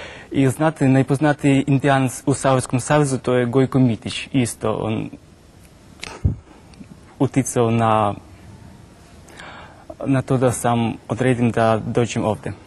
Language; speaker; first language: Croatian; non-native, fluent; Russian